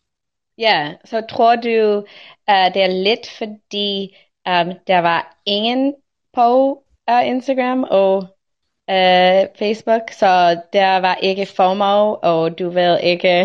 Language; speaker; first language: Norwegian; non-native, learner; English